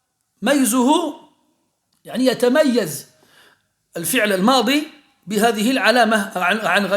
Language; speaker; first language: Arabic; early bilingual, heritage; French